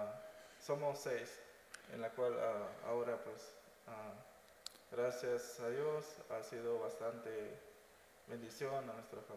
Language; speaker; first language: Spanish; non-native, local second language; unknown